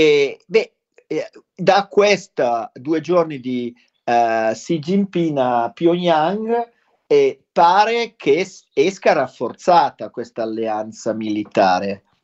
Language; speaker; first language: Italian; native; Italian